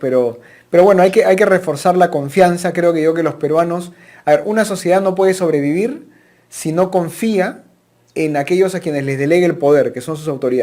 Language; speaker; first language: Spanish; native; Spanish